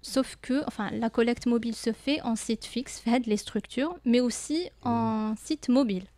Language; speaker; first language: French; non-native, local second language; Arabic